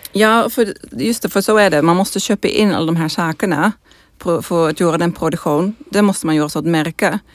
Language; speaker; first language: Swedish; non-native, fluent; Dutch